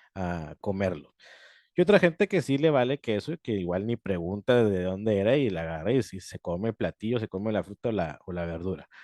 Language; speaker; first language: Spanish; native; Spanish